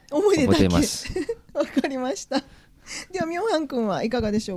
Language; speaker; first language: Japanese; native; Japanese